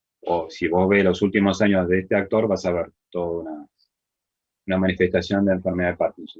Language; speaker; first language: Spanish; native; Spanish